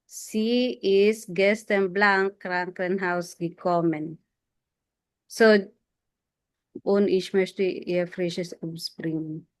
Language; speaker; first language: German; non-native, fluent; Filipino